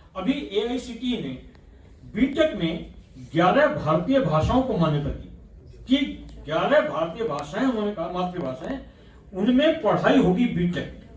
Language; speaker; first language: Hindi; native; Hindi